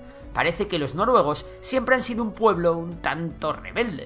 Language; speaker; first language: Spanish; native; Spanish